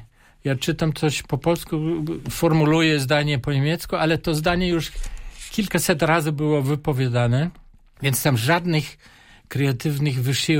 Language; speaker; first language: Polish; non-native, fluent; German